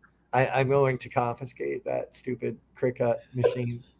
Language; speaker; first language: English; native; English